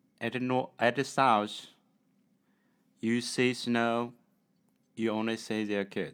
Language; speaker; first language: English; non-native, learner; Chinese